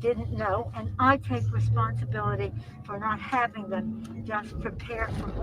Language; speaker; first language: English; native; English